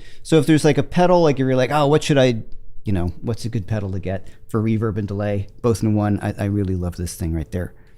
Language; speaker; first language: English; native; English